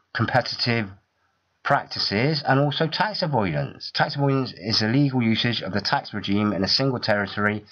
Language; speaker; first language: English; native; English